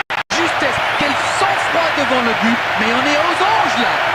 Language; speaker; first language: French; native; French